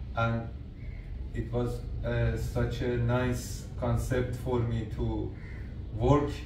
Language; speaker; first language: English; non-native, fluent; Persian